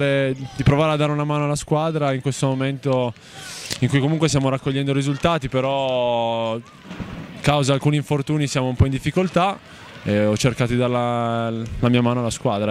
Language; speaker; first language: Italian; native; Italian